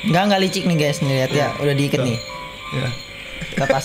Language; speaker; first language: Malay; non-native, local second language; Sundanese